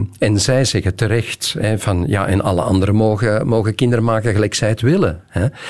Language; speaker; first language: Dutch; native; Dutch